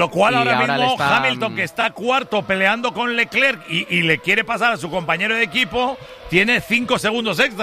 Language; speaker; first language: Spanish; native; Spanish